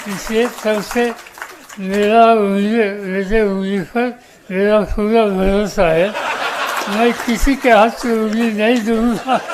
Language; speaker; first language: Hindi; non-native, local second language; Marathi